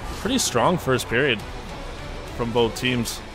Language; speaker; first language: English; native; English